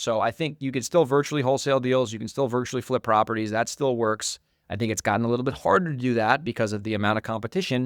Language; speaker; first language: English; native; English